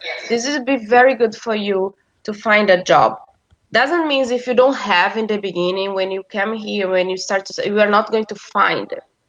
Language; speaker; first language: English; non-native, fluent; Portuguese